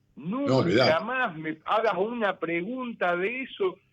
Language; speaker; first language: Spanish; native; Spanish